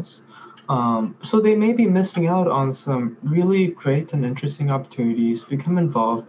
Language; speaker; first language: English; early bilingual, other home language; Korean